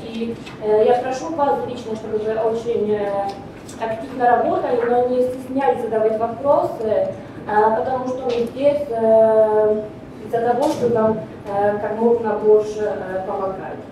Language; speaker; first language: Russian; non-native, learner; Polish